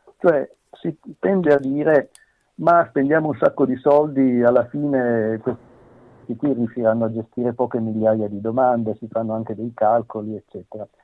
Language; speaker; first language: Italian; native; Italian